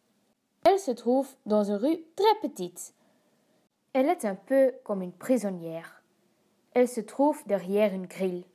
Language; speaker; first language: French; non-native, learner; Dutch